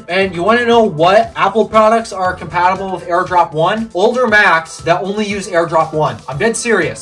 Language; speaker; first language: English; native; English